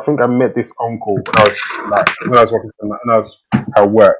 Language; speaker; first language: English; native; English